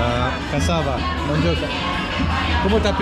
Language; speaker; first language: Portuguese; non-native, learner; French